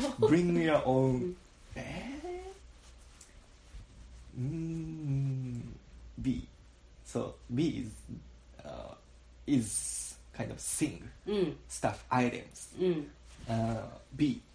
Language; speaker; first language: English; non-native, learner; Japanese